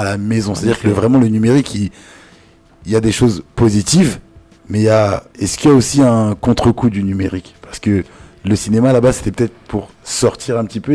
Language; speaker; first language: French; native; French